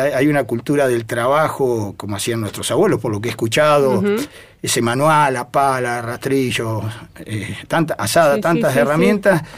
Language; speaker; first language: Spanish; native; Spanish